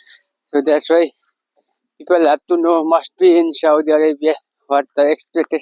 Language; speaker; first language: English; non-native, learner; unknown